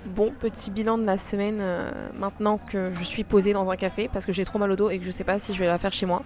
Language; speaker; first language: French; native; French